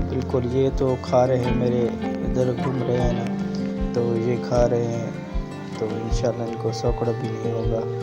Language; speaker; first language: Urdu; non-native, local second language; Punjabi